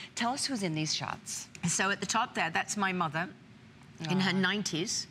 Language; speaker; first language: English; native; English